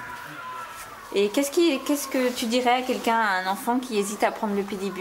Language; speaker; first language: French; native; French